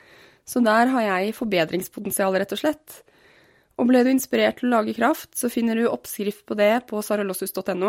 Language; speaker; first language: Norwegian; native; Norwegian